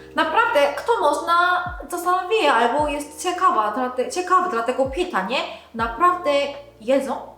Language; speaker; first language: Polish; non-native, learner; Korean